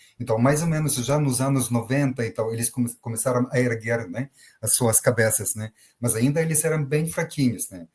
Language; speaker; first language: Portuguese; non-native, fluent; Ukrainian